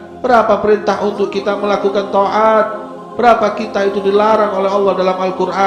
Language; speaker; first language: Indonesian; native; Indonesian